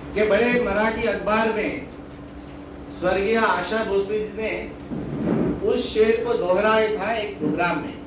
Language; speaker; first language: Hindi; non-native, local second language; Marathi